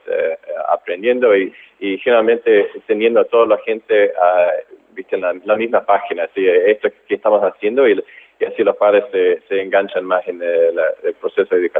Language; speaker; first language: Spanish; non-native, fluent; English